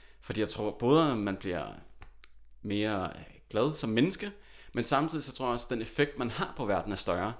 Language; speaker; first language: Danish; native; Danish